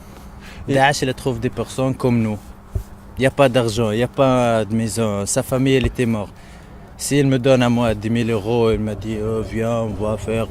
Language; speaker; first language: French; non-native, learner; Arabic